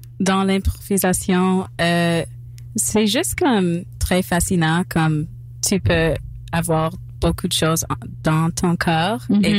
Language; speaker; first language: French; non-native, local second language; English